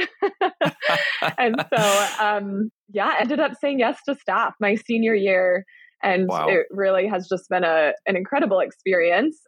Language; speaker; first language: English; native; English